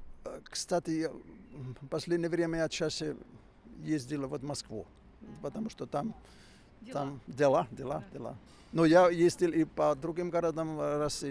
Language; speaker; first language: Russian; non-native, fluent; Finnish